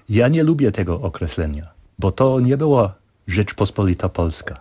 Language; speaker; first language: Polish; non-native, fluent; English